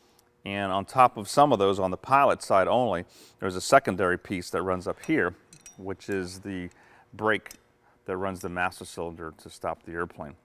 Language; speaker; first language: English; native; English